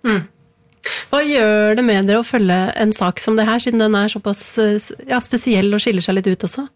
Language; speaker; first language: Norwegian; native; Norwegian